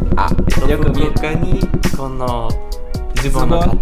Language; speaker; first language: Japanese; non-native, learner; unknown